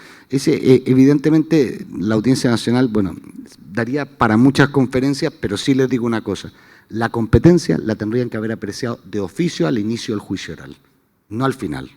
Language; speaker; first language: Spanish; native; Spanish